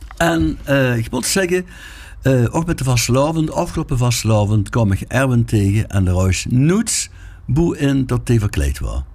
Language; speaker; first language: Dutch; native; Dutch